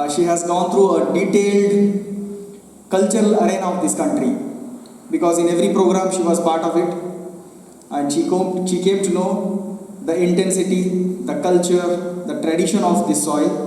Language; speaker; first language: English; non-native, local second language; Kannada